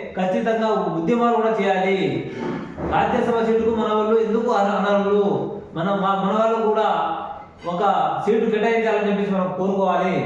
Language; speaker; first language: Telugu; non-native, local second language; Lambadi